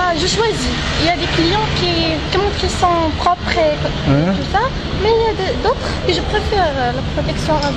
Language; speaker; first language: French; non-native, local second language; Arabic